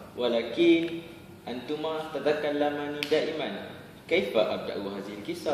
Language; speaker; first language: Arabic; non-native, learner; Malay